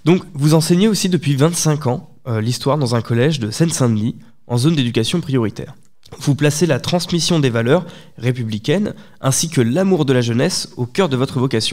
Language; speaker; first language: French; native; French